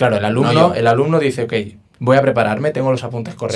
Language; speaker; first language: Spanish; native; Spanish